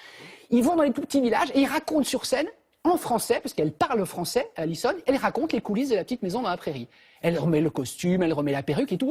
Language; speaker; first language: French; native; French